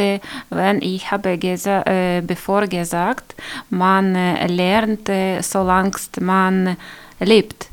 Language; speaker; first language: German; non-native, learner; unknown